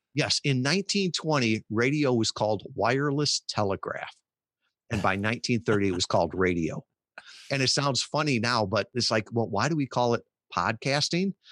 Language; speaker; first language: English; native; English